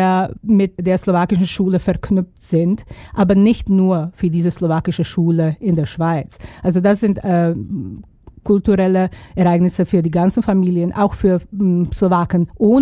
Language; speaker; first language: German; non-native, fluent; Slovak